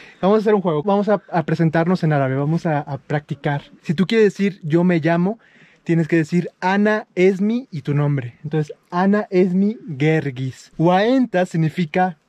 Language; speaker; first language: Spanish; native; Spanish